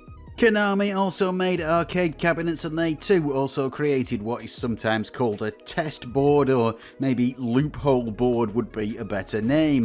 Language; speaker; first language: English; native; English